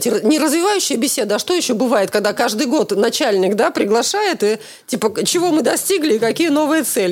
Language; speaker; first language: Russian; native; Russian